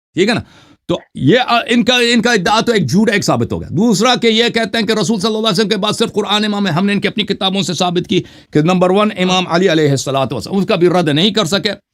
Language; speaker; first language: Urdu; non-native, fluent; Persian